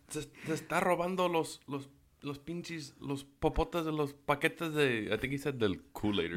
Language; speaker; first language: Spanish; early bilingual, heritage; Spanish